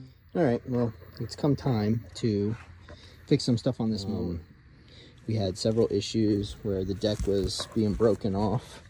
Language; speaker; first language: English; native; English